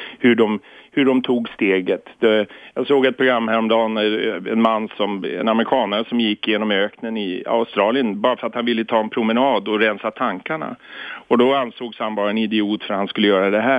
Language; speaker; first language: Swedish; native; Swedish